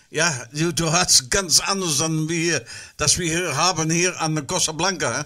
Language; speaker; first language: German; non-native, learner; Dutch